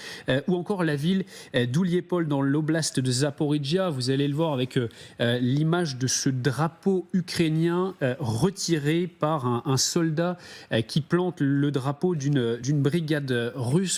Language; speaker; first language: French; native; French